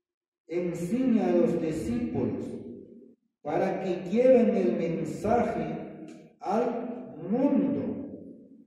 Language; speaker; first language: Spanish; non-native, fluent; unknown